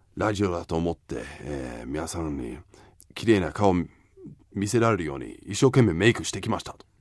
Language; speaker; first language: Japanese; non-native, fluent; English